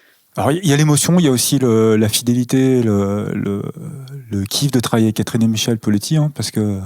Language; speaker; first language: French; native; French